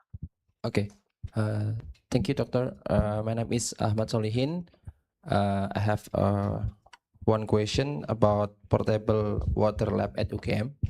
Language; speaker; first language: English; non-native, learner; Indonesian